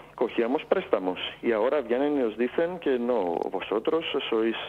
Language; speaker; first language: Spanish; non-native, fluent; Greek